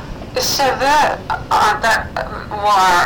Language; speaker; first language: French; non-native, learner; Finnish